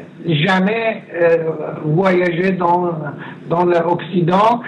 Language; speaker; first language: French; non-native, learner; Persian